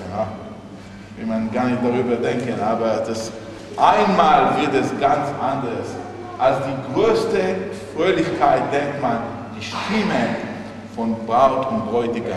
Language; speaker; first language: German; non-native, fluent; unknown